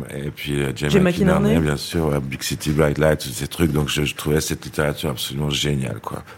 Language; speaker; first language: French; native; French